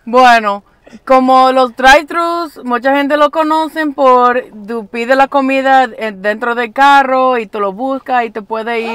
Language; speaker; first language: Spanish; early bilingual, heritage; English